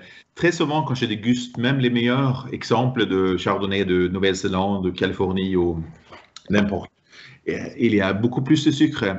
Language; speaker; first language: French; non-native, fluent; Swedish